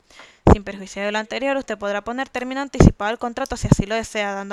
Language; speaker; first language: Spanish; native; Spanish